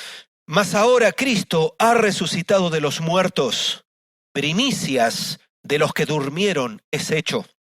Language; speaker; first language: Spanish; native; Spanish